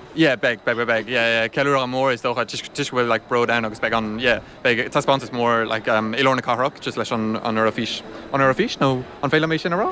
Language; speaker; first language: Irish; early bilingual, heritage; Irish